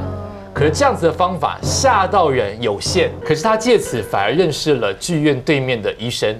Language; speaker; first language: Chinese; native; Chinese